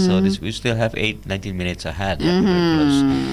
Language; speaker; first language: English; non-native, learner; Indonesian